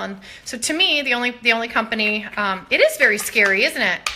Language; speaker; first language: English; native; English